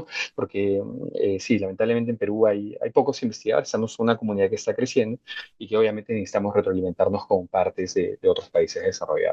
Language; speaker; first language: Spanish; native; Spanish